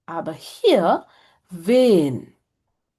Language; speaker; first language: German; non-native, fluent; Sinhala